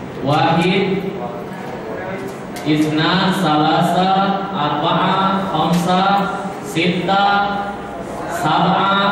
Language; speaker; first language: Arabic; non-native, fluent; Indonesian